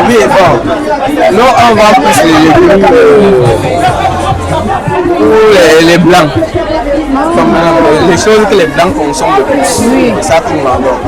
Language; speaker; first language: French; non-native, local second language; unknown